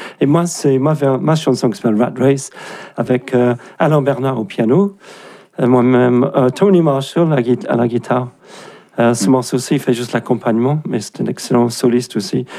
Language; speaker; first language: French; non-native, fluent; English